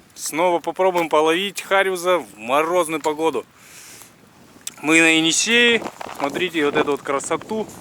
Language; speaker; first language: Russian; native; Russian